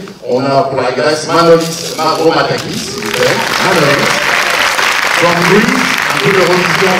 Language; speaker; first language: French; native; French